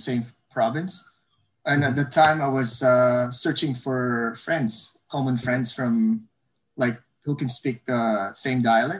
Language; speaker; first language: English; non-native, local second language; Hiligaynon